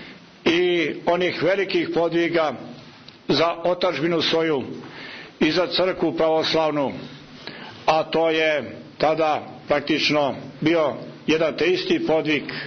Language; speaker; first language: Croatian; native; Croatian